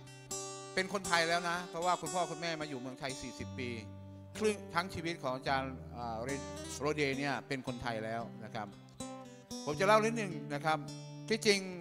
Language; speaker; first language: Thai; native; Thai